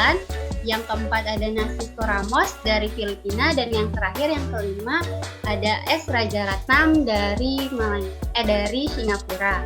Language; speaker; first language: Indonesian; native; Indonesian